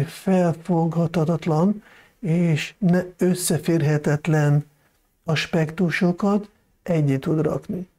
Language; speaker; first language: Hungarian; non-native, fluent; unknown